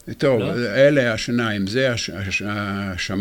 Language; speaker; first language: Hebrew; non-native, fluent; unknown